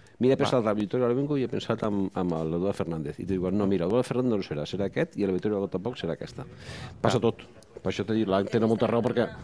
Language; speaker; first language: Catalan; non-native, local second language; Spanish